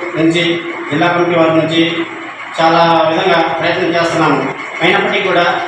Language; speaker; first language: Telugu; non-native, local second language; Lambadi